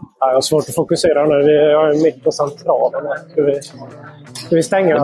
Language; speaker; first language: Swedish; native; Swedish